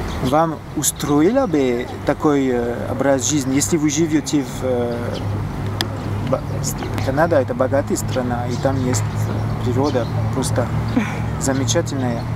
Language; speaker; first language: Russian; non-native, fluent; French